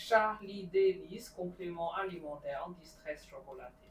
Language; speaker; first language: French; non-native, learner; Chinese